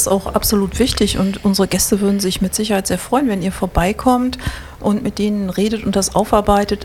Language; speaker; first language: German; native; German